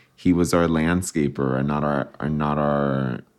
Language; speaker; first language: English; native; English